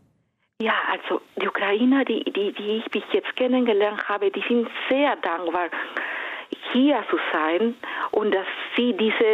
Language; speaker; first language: German; non-native, fluent; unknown